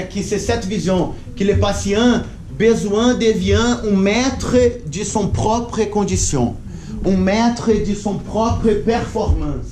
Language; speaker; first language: French; non-native, learner; Portuguese